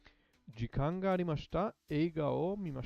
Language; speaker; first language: Japanese; non-native, learner; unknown